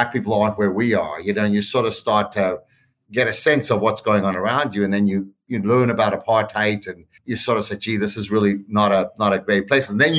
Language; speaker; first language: English; native; English